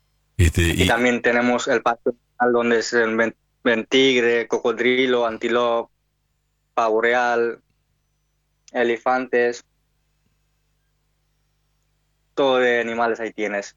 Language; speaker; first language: Spanish; non-native, learner; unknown